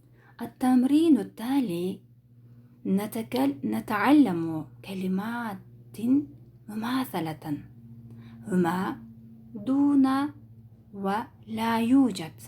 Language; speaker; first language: Arabic; non-native, learner; Kyrgyz